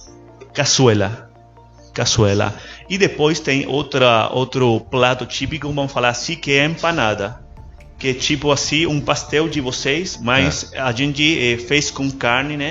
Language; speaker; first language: Portuguese; non-native, learner; Spanish